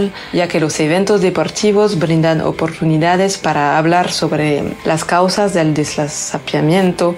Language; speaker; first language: Spanish; native; Spanish